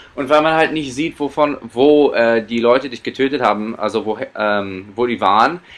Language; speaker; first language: German; early bilingual, heritage; German